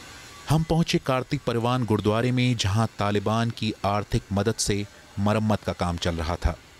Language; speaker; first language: Hindi; native; Hindi